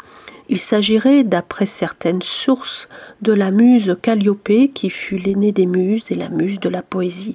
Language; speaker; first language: French; native; French